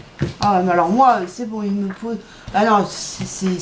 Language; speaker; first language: French; native; French